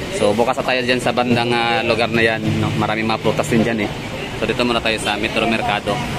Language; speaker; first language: Filipino; non-native, local second language; Cebuano